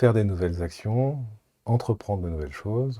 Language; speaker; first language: French; native; French